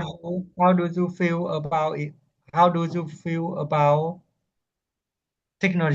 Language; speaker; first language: English; non-native, learner; Vietnamese